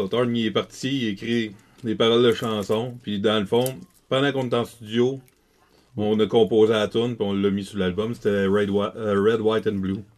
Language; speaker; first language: French; native; French